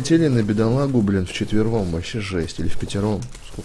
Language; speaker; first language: Russian; native; Russian